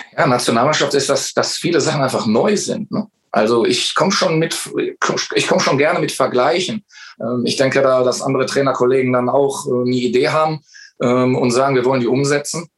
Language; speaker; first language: German; native; German